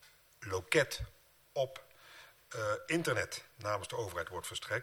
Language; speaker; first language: Dutch; native; Dutch